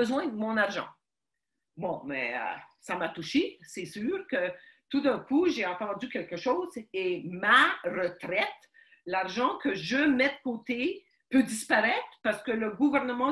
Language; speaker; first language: French; early bilingual, other home language; Ukrainian